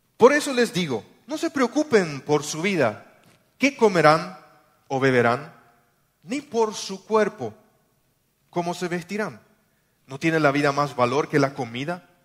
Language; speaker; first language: Spanish; non-native, local second language; German